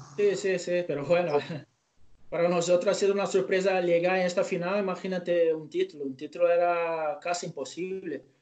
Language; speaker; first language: Spanish; non-native, fluent; Portuguese